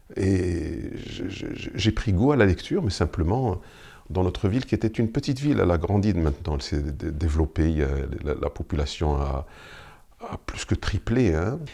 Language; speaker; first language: French; non-native, local second language; Arabic